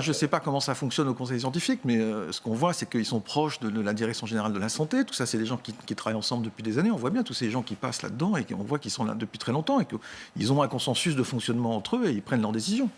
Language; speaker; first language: French; native; French